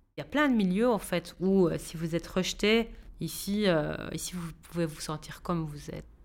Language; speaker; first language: French; native; French